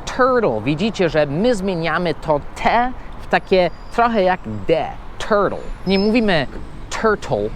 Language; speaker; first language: Polish; non-native, fluent; English